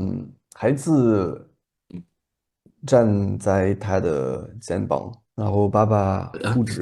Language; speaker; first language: Chinese; non-native, learner; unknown